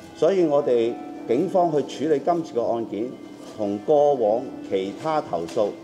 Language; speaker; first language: Cantonese; native; Cantonese